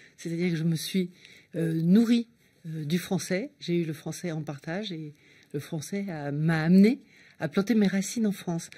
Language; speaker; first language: French; native; French